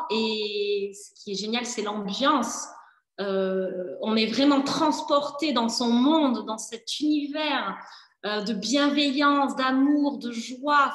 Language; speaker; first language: French; native; French